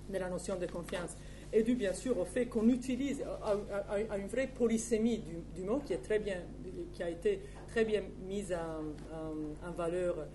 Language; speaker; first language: French; non-native, fluent; Italian